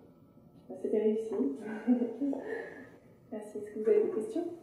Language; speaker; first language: French; native; French